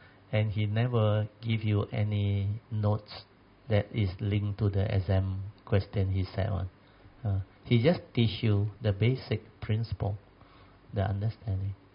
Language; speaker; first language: English; non-native, local second language; Min Nan Chinese